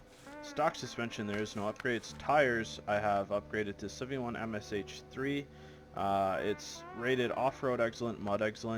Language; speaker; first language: English; native; English